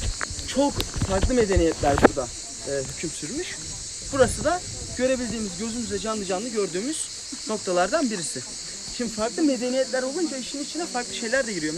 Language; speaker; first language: Turkish; native; Turkish